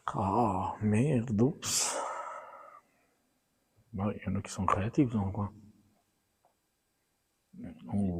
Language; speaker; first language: French; native; French